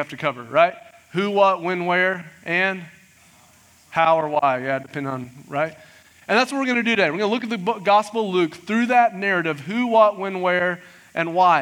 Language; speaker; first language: English; native; English